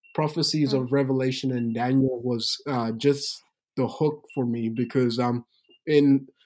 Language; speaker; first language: English; early bilingual, other home language; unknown